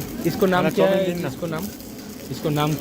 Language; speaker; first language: Hindi; non-native, learner; Bangla